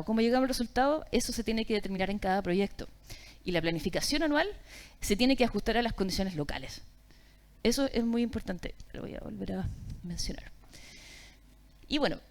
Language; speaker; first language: Spanish; native; Spanish